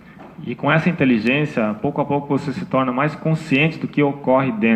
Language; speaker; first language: Portuguese; native; Portuguese